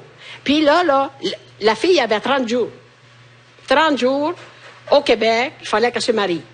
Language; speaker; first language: French; native; French